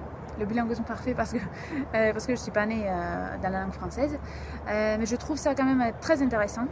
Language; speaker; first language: French; non-native, fluent; Greek